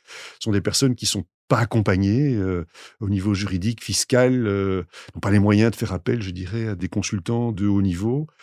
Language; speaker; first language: French; native; French